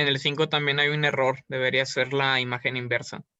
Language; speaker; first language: Spanish; native; Spanish